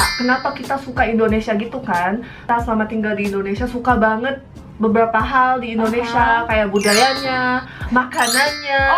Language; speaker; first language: Indonesian; early bilingual, heritage; Korean